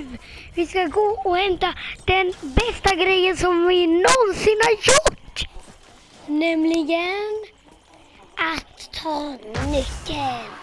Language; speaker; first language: Swedish; native; Swedish